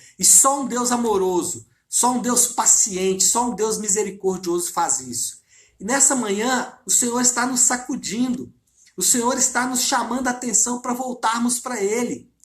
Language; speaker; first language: Portuguese; native; Portuguese